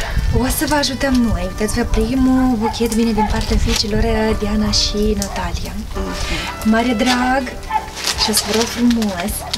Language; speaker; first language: Romanian; native; Romanian